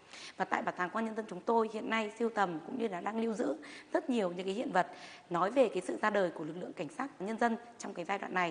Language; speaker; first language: Vietnamese; native; Vietnamese